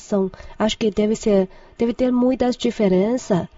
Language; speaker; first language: Portuguese; non-native, fluent; Chinese